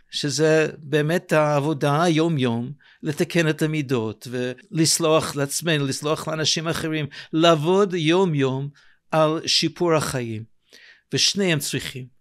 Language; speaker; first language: Hebrew; non-native, fluent; English